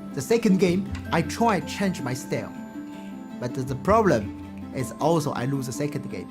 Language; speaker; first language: English; non-native, learner; Chinese